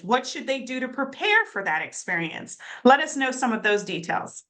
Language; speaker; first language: English; native; English